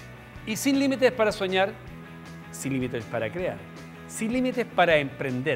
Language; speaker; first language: Spanish; native; Spanish